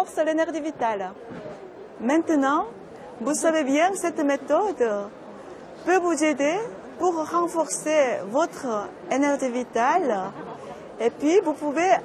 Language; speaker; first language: French; non-native, fluent; Korean